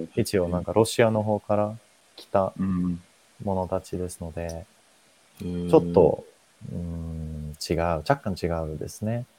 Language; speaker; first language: Japanese; non-native, fluent; Finnish